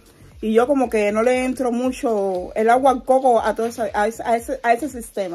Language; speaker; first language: Spanish; native; Spanish